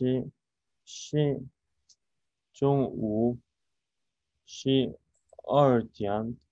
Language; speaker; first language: Chinese; non-native, learner; Korean